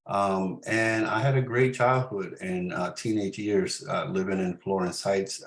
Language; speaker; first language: English; early bilingual, other home language; Spanish